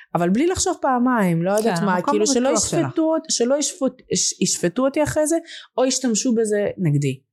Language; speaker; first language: Hebrew; early bilingual, other home language; Russian